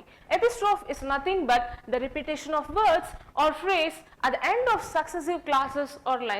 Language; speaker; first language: English; non-native, local second language; Tamil